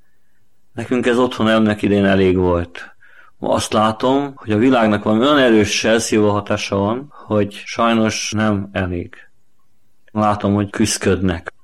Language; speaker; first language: Hungarian; native; Hungarian